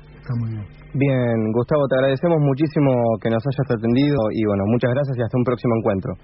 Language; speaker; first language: Spanish; native; Spanish